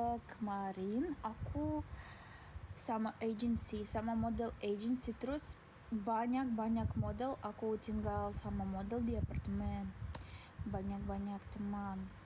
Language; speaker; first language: Indonesian; non-native, learner; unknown